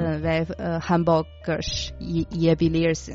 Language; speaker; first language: Turkish; non-native, fluent; Chinese